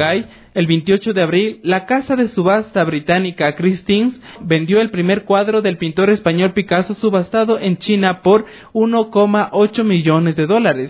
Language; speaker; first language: Spanish; native; Spanish